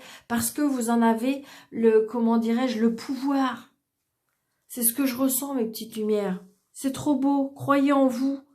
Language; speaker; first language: French; native; French